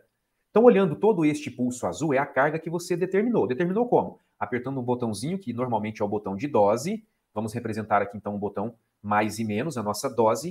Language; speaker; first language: Portuguese; native; Portuguese